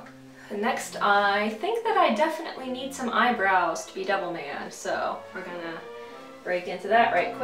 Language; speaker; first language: English; native; English